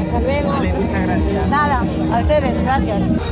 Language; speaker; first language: Spanish; native; Spanish